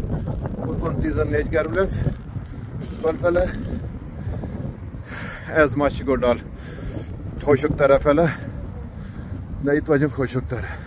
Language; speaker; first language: Hungarian; non-native, learner; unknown